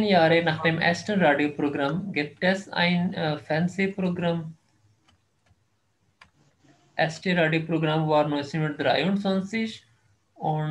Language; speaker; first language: German; non-native, fluent; Urdu